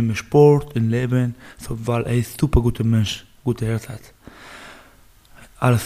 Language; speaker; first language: German; non-native, learner; Baluchi